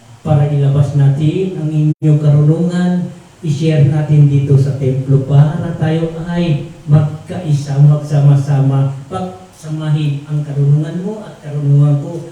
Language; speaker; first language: Filipino; non-native, local second language; Tausug